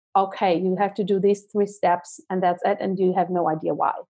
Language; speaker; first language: English; non-native, fluent; German